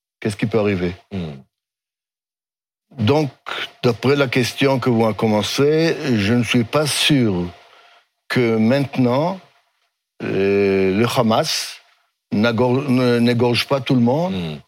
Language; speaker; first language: French; non-native, fluent; Hebrew